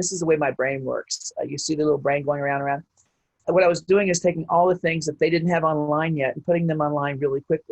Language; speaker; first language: English; native; English